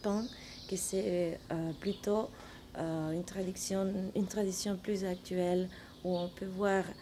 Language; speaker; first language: French; non-native, fluent; Spanish